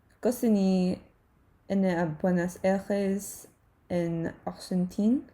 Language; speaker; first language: French; non-native, learner; English